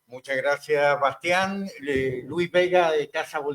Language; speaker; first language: Spanish; native; Spanish